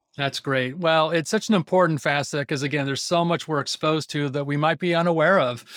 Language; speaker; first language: English; native; English